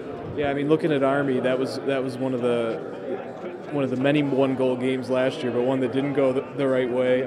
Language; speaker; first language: English; native; English